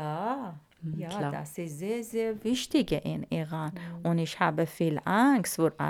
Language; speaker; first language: German; non-native, learner; Arabic